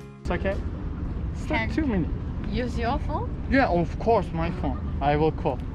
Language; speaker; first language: English; non-native, learner; Turkish